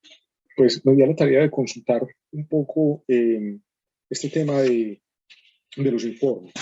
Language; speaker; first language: Spanish; native; Spanish